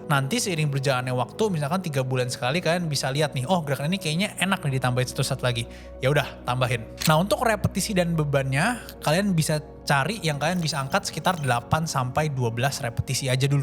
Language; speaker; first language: Indonesian; native; Indonesian